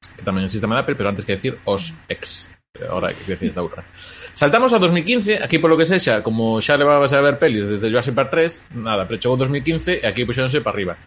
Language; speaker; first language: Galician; non-native, local second language; Spanish